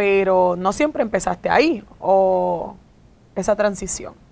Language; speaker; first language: Spanish; native; Spanish